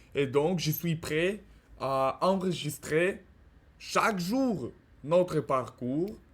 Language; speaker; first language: French; non-native, learner; Russian